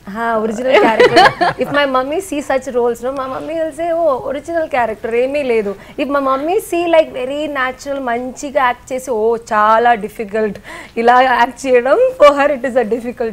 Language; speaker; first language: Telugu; non-native, learner; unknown